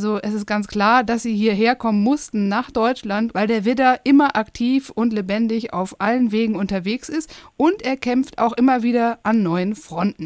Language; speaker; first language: German; native; German